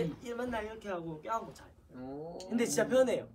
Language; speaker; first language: Korean; native; Korean